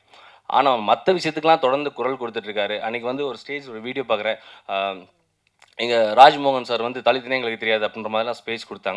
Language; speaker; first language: Tamil; native; Tamil